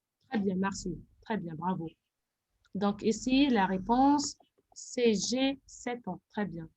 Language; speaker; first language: French; non-native, fluent; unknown